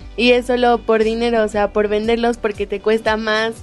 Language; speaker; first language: Spanish; native; Spanish